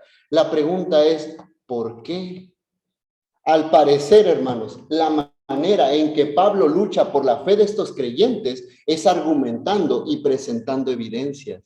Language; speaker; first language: Spanish; native; Spanish